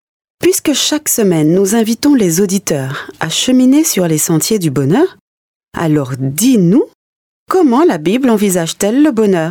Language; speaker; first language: French; native; French